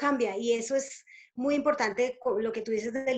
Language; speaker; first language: Spanish; native; Spanish